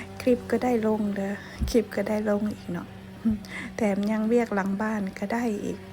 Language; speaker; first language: Thai; non-native, local second language; Lao